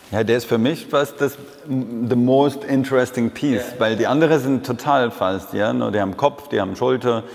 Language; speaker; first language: German; non-native, fluent; French